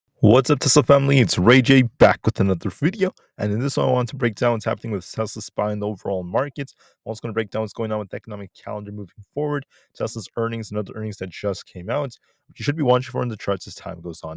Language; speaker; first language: English; native; English